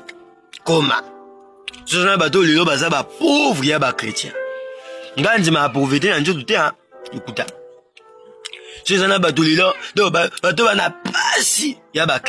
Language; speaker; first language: French; non-native, local second language; Lingala